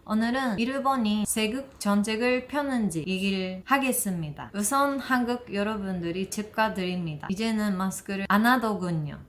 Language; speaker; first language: Korean; non-native, learner; Japanese